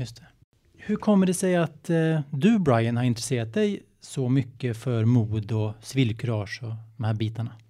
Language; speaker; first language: Swedish; native; Swedish